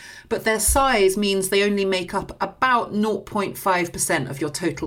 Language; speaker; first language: English; native; English